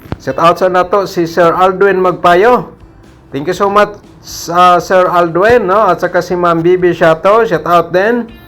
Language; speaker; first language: Filipino; non-native, local second language; Cebuano